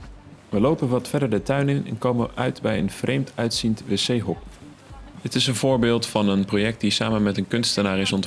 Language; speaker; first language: Dutch; native; Dutch